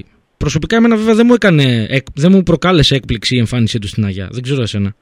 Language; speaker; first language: Greek; native; Greek